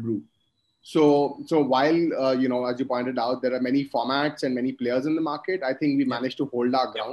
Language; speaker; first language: English; non-native, local second language; Hindi